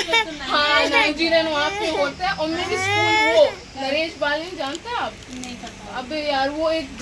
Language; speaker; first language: Hindi; early bilingual, other home language; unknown